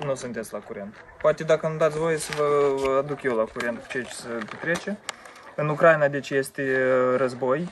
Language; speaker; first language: Romanian; native; Romanian